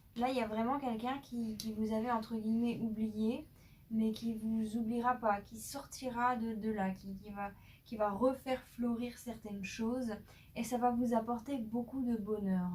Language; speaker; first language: French; native; French